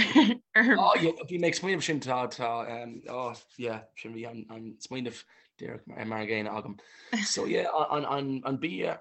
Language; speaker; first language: Irish; non-native, local second language; English